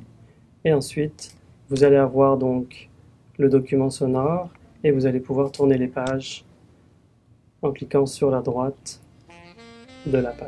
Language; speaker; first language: French; native; French